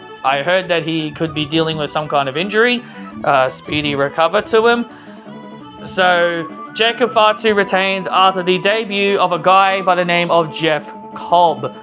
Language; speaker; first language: English; native; English